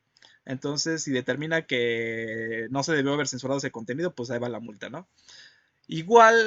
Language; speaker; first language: Spanish; native; Spanish